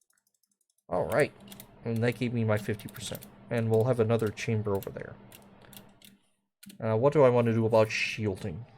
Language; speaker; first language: English; native; English